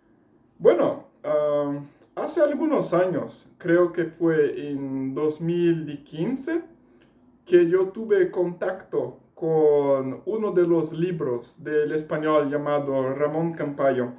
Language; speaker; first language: Spanish; non-native, fluent; Portuguese